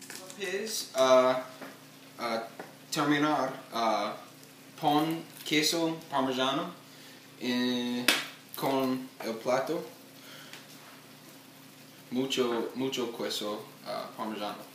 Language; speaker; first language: Spanish; non-native, learner; English